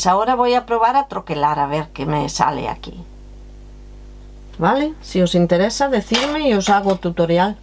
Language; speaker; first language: Spanish; native; Spanish